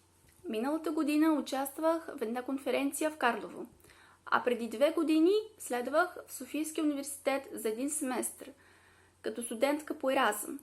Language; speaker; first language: Bulgarian; non-native, fluent; Greek